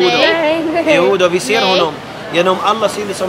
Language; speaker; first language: Swedish; non-native, learner; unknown